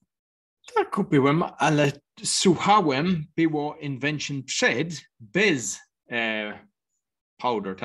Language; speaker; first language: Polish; non-native, learner; English